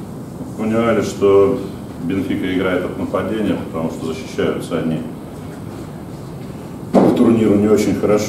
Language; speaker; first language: Russian; native; Russian